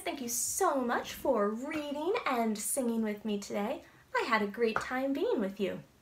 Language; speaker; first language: English; native; English